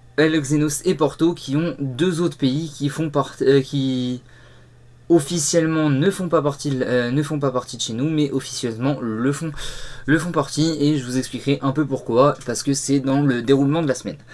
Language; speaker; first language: French; native; French